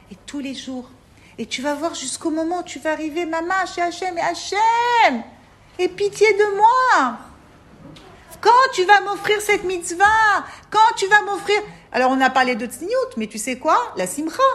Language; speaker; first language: French; native; French